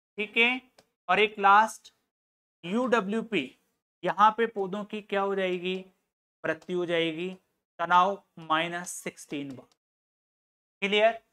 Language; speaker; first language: Hindi; native; Hindi